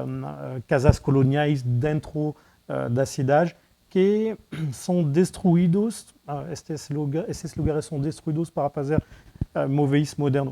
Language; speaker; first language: Portuguese; non-native, fluent; French